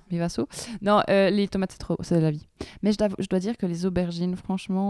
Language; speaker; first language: French; native; French